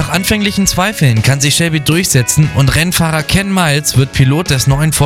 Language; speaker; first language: German; native; German